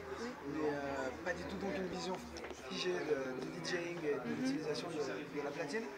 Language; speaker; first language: French; native; French